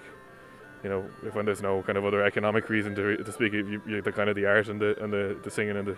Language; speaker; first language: English; non-native, local second language; Irish